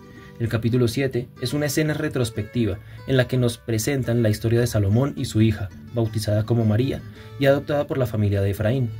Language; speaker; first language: Spanish; native; Spanish